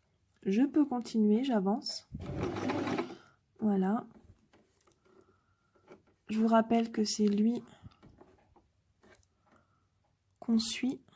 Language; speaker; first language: French; native; French